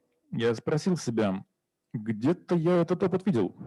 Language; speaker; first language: Russian; native; Russian